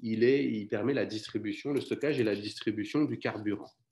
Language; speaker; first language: French; native; French